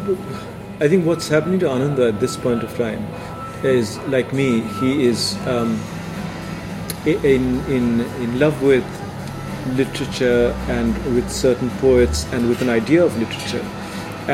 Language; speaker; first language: English; non-native, local second language; Bangla